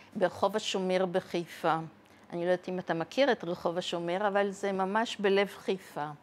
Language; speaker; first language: Hebrew; early bilingual, other home language; Arabic